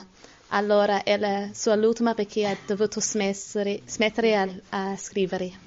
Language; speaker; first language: Italian; non-native, learner; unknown